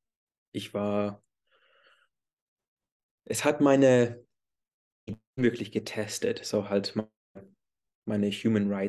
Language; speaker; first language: German; early bilingual, heritage; English